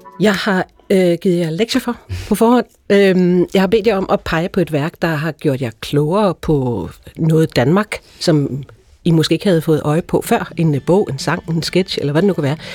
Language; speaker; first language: Danish; native; Danish